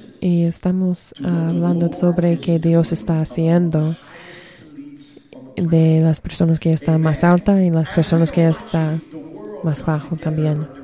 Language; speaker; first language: Spanish; non-native, learner; English